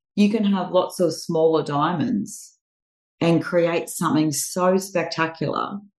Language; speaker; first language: English; native; English